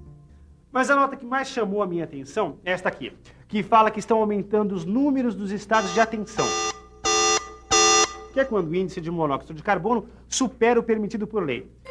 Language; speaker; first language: Portuguese; native; Portuguese